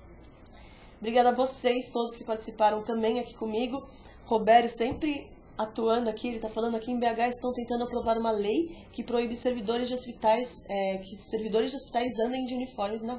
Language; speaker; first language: Portuguese; native; Portuguese